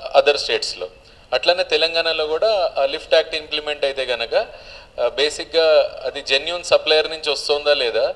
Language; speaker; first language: Telugu; native; Telugu